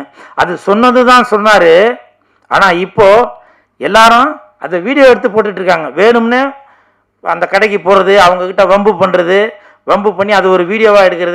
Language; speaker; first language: Tamil; native; Tamil